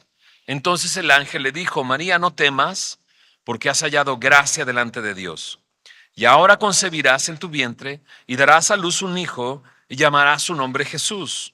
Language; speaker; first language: Spanish; native; Spanish